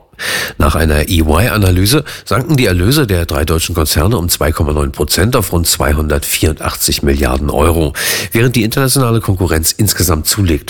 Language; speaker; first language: German; native; German